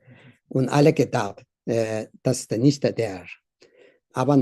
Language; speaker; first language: German; non-native, learner; Tibetan